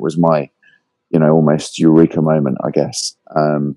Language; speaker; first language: English; native; English